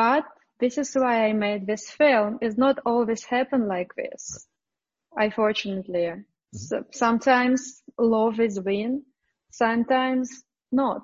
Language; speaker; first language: English; non-native, fluent; Russian